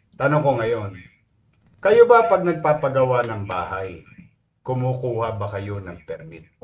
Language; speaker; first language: Filipino; native; Filipino